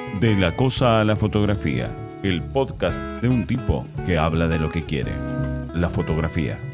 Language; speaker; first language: Spanish; native; Spanish